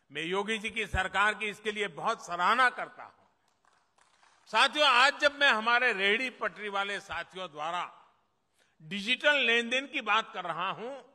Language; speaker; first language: Hindi; non-native, local second language; Gujarati